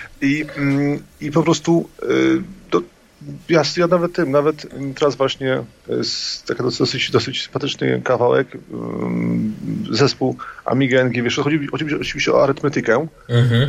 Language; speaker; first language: Polish; native; Polish